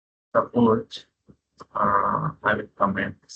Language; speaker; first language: English; non-native, local second language; Hindi